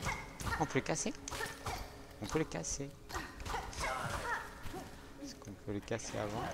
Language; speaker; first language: French; native; French